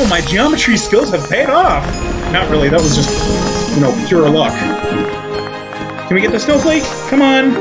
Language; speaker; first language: English; native; English